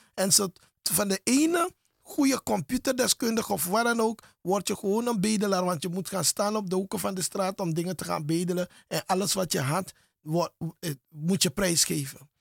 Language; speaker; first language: Dutch; native; Dutch